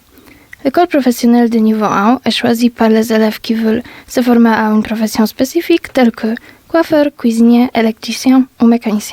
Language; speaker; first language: French; non-native, learner; Polish